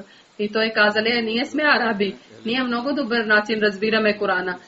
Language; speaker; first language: Bulgarian; native; Bulgarian